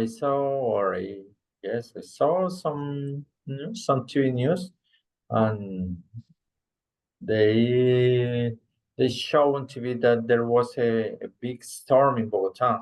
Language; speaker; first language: English; non-native, fluent; Spanish